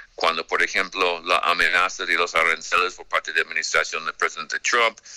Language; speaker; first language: Spanish; non-native, fluent; English